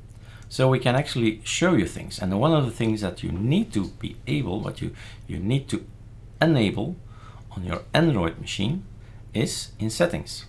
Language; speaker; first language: English; non-native, fluent; Dutch